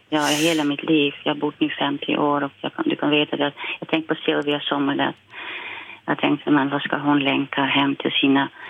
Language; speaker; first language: Swedish; non-native, fluent; Dutch